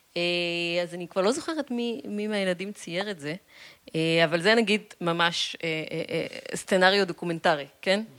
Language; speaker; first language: Hebrew; early bilingual, other home language; Russian